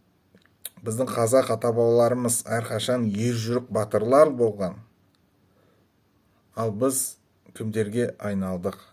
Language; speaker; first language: Kazakh; non-native, local second language; Russian